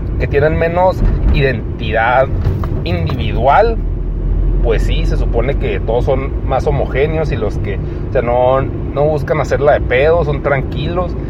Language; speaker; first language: Spanish; native; Spanish